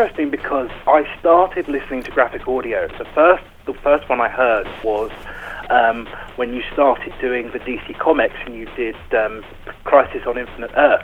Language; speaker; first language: English; native; English